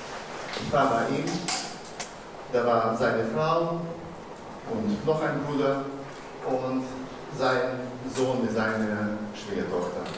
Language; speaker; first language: German; non-native, fluent; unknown